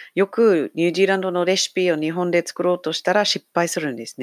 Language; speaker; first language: Japanese; non-native, fluent; English